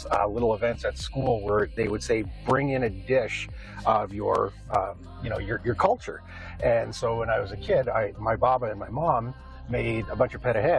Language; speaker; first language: English; non-native, fluent; Ukrainian